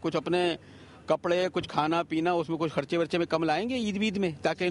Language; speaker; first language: Urdu; native; Urdu